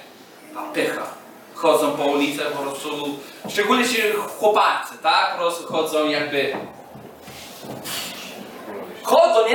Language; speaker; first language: Polish; non-native, fluent; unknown